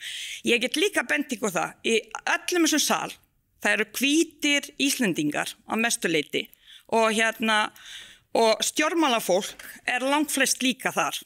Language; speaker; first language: Icelandic; non-native, fluent; Bosnian